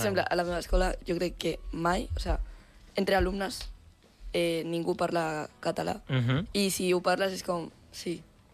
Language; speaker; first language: Catalan; non-native, local second language; Spanish